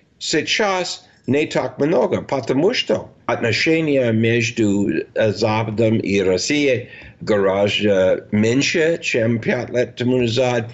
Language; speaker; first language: Russian; non-native, fluent; English